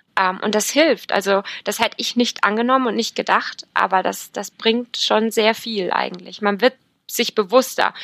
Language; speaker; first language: German; native; German